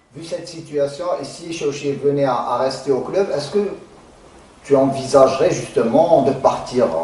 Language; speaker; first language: French; non-native, local second language; Arabic